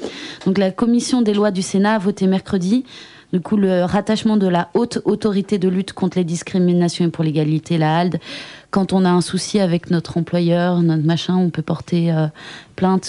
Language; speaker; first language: French; native; French